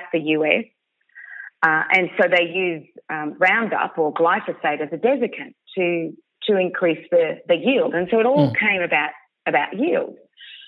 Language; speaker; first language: English; native; English